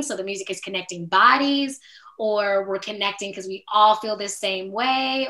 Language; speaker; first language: English; native; English